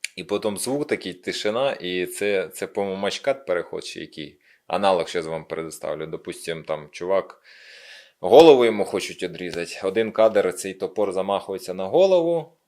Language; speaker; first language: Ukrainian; non-native, local second language; Russian